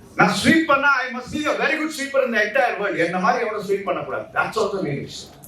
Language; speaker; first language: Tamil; native; Tamil